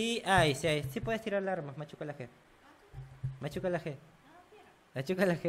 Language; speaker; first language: Spanish; native; Spanish